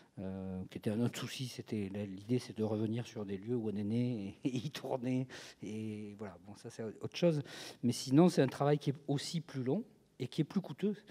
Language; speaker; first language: French; native; French